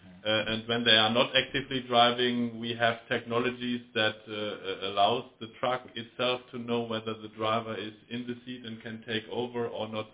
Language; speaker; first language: English; non-native, fluent; German